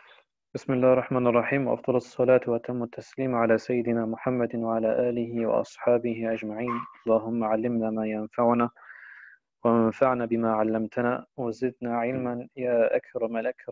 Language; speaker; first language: Arabic; non-native, fluent; German